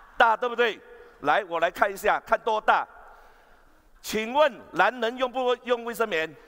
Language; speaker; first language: Chinese; native; Chinese